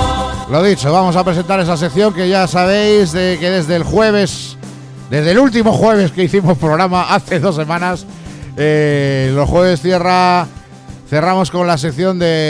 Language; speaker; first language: Spanish; native; Spanish